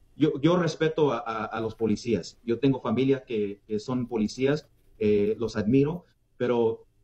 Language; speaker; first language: Spanish; early bilingual, heritage; Spanish